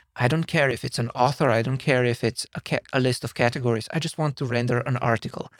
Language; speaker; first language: English; non-native, fluent; Slovenian